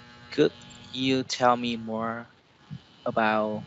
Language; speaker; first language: English; non-native, learner; Vietnamese